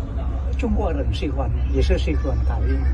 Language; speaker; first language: Chinese; non-native, learner; Indonesian